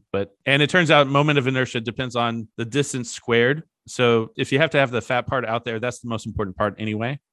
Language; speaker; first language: English; native; English